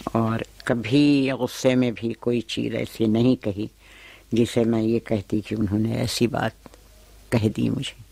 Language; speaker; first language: Urdu; native; Urdu